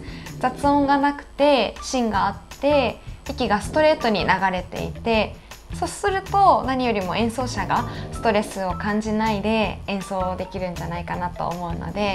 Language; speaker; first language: Japanese; native; Japanese